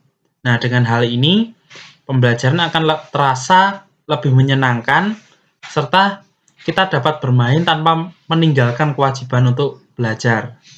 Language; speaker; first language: Indonesian; native; Indonesian